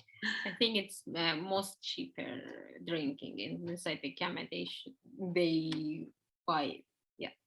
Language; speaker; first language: English; non-native, learner; Persian